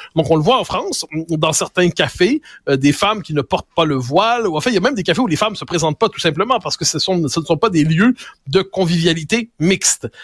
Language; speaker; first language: French; native; French